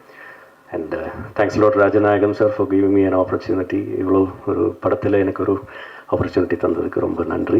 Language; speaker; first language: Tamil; non-native, learner; Malayalam